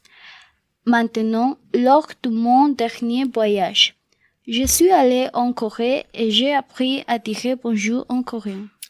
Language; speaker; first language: French; non-native, learner; Spanish